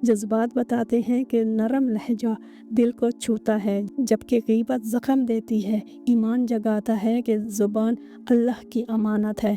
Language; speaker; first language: Hindi; native; Hindi